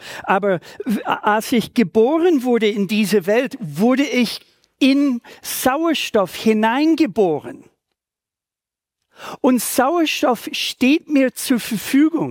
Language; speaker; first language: German; native; German